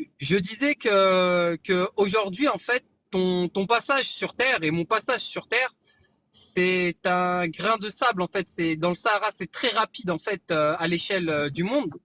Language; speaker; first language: French; native; French